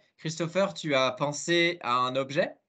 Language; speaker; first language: French; non-native, fluent; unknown